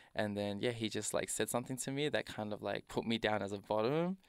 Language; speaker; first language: English; native; English